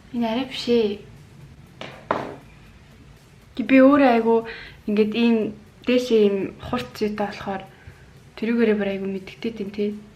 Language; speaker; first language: Mongolian; native; Mongolian